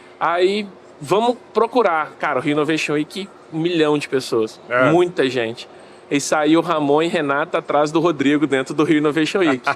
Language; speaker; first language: Portuguese; native; Portuguese